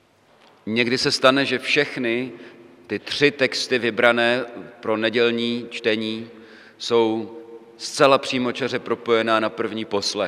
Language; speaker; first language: Czech; native; Czech